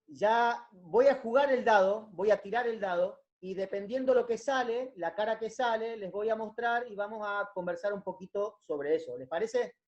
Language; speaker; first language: Spanish; native; Spanish